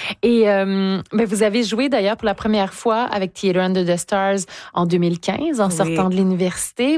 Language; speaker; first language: French; native; French